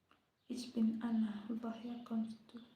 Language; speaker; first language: German; non-native, learner; Luyia